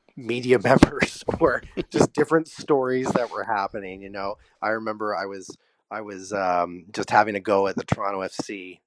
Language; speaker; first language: English; native; English